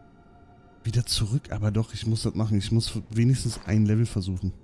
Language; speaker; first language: German; native; German